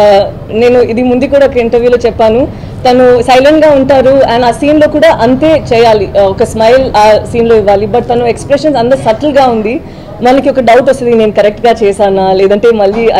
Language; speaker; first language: Telugu; non-native, fluent; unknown